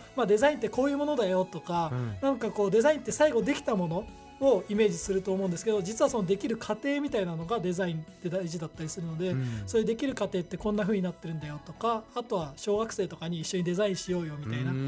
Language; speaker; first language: Japanese; native; Japanese